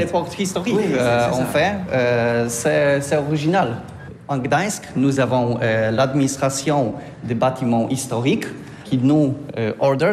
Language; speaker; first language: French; non-native, learner; Polish